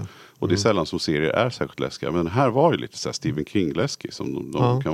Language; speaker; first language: Swedish; native; Swedish